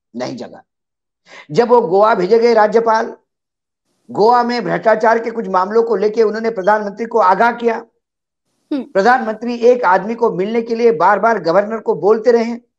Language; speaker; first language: Hindi; native; Hindi